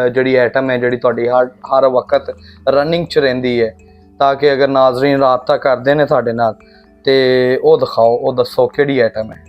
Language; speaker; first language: Urdu; non-native, local second language; Punjabi